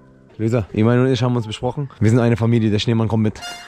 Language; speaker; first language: German; native; German